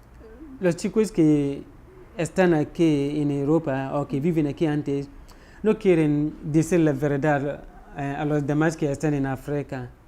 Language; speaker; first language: Spanish; non-native, learner; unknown